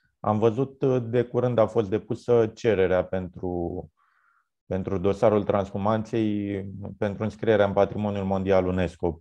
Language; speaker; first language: Romanian; native; Romanian